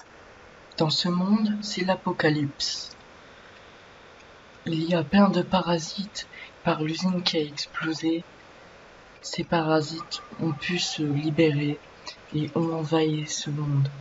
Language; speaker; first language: French; native; French